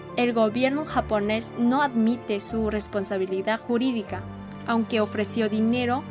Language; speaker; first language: Spanish; non-native, fluent; Korean